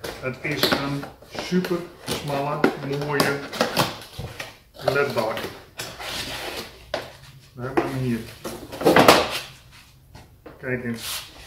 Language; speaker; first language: Dutch; native; Dutch